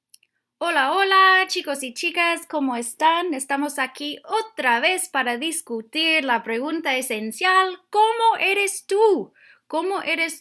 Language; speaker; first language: Spanish; non-native, fluent; English